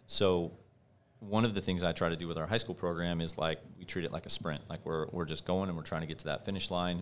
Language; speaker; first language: English; native; English